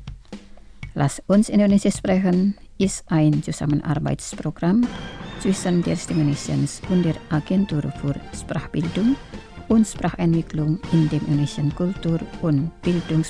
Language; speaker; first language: German; non-native, fluent; Indonesian